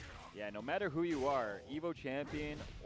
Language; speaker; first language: English; native; English